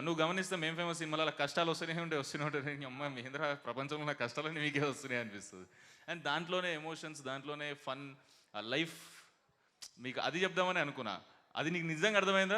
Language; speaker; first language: Telugu; native; Telugu